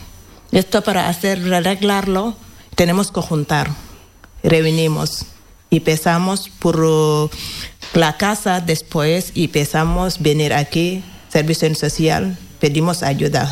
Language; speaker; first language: Spanish; non-native, learner; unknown